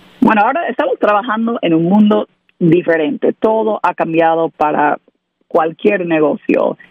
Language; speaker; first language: Spanish; non-native, learner; English